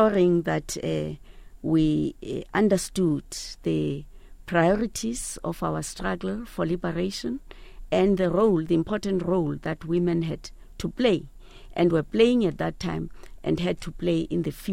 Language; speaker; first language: English; non-native, local second language; Xhosa